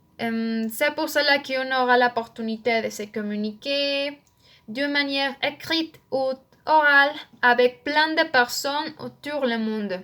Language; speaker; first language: French; non-native, learner; Spanish